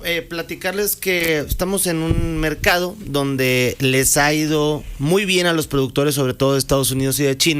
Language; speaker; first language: Spanish; native; Spanish